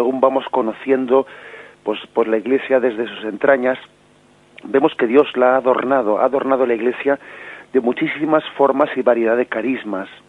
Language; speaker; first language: Spanish; native; Spanish